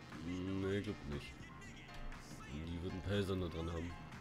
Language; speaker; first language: German; native; German